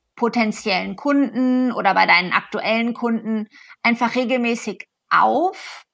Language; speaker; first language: German; native; German